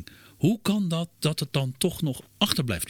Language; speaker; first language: Dutch; native; Dutch